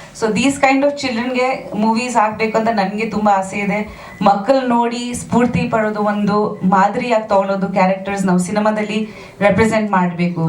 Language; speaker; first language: Kannada; non-native, fluent; Bangla